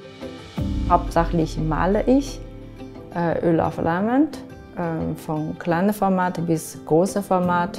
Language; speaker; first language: German; non-native, fluent; Chinese